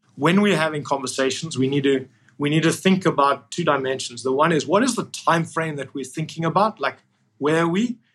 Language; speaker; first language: English; native; English